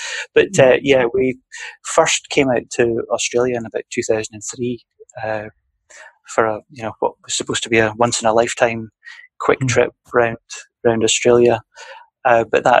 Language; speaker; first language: English; native; English